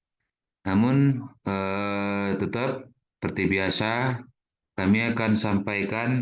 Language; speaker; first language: Indonesian; native; Indonesian